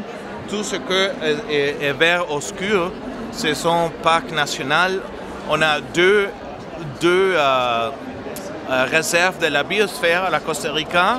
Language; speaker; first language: French; non-native, fluent; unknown